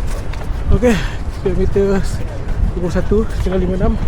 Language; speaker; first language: English; non-native, local second language; Malay